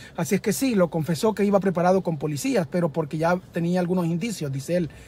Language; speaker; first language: Spanish; native; Spanish